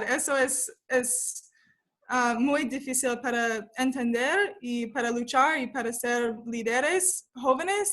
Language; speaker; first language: Spanish; non-native, learner; English